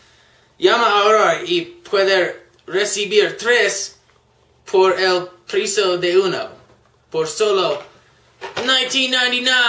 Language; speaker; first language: Spanish; non-native, learner; English